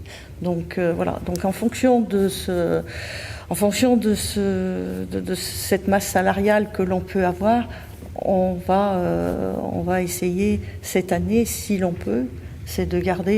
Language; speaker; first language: French; native; French